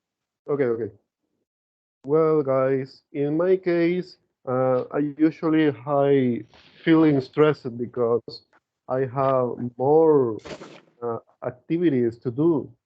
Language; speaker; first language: English; non-native, learner; Spanish